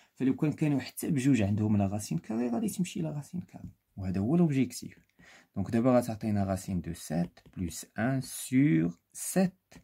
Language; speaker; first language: French; non-native, local second language; Arabic